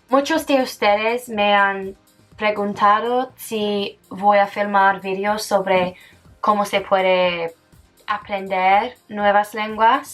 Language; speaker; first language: Spanish; non-native, fluent; English